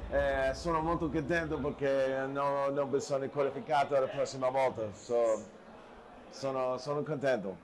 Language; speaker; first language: Italian; non-native, learner; English